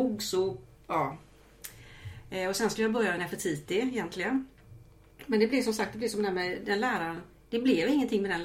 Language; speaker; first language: Swedish; native; Swedish